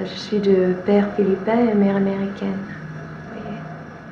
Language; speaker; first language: French; non-native, fluent; English